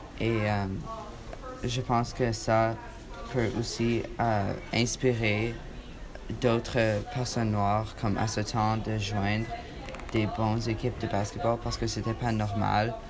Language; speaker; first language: French; non-native, learner; English